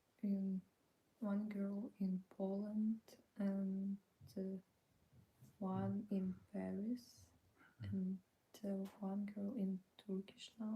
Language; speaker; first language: English; non-native, learner; Ukrainian